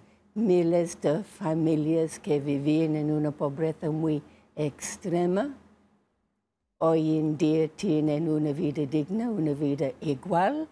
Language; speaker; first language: Spanish; non-native, fluent; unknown